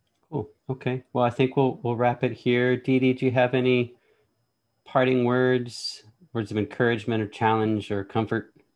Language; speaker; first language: English; native; English